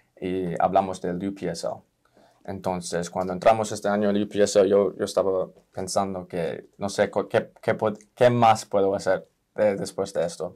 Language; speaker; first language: Spanish; early bilingual, heritage; Spanish